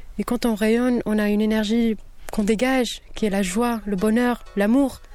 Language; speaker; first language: French; non-native, local second language; Kabyle